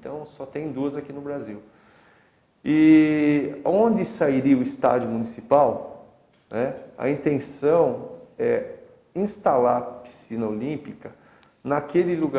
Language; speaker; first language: Portuguese; native; Portuguese